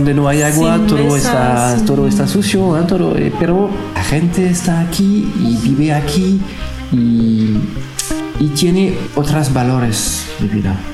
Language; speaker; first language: Spanish; non-native, fluent; French